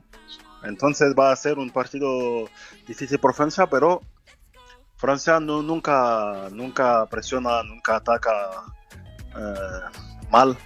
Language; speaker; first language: Spanish; non-native, fluent; French